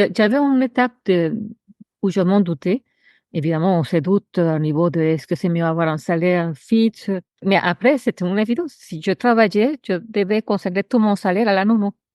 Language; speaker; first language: French; non-native, fluent; Spanish